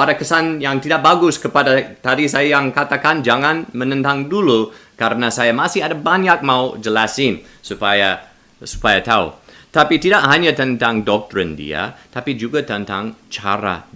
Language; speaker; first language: Indonesian; non-native, learner; English